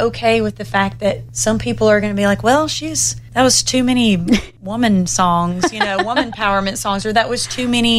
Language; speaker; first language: English; native; English